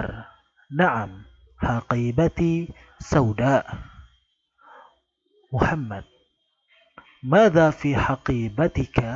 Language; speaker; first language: Arabic; non-native, fluent; Indonesian